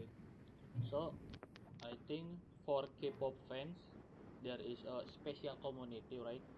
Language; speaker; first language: English; non-native, learner; Indonesian